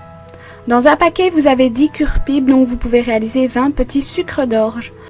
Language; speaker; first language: French; native; French